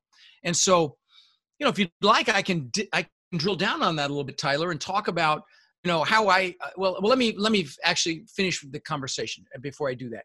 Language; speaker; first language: English; early bilingual, other home language; Dutch